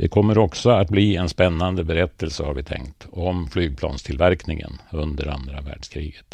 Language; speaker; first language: Swedish; native; Swedish